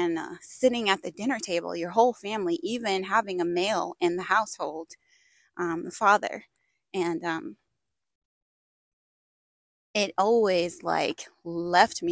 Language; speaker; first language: English; native; English